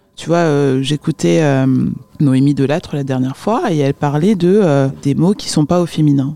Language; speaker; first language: French; early bilingual, other home language; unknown